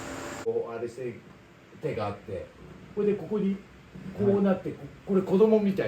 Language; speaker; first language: Japanese; native; Japanese